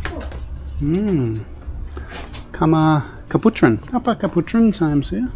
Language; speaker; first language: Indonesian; non-native, learner; English